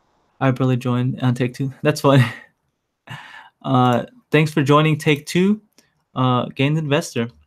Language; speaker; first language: English; native; English